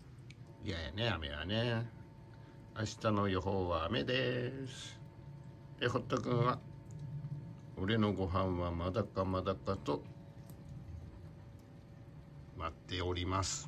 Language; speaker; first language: Japanese; native; Japanese